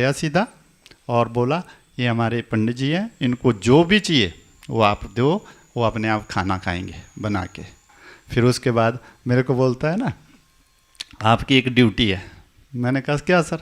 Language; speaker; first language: Hindi; native; Hindi